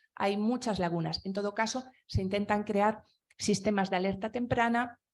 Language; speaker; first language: Spanish; non-native, local second language; Galician